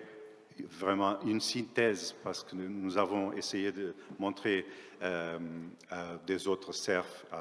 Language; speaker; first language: French; non-native, fluent; Portuguese